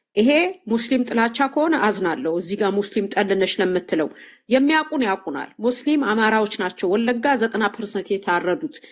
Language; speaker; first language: Amharic; native; Amharic